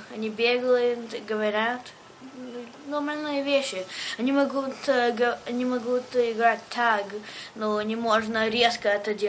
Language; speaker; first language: Russian; early bilingual, heritage; Russian